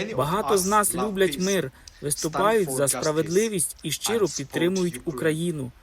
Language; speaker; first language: Ukrainian; non-native, fluent; Chinese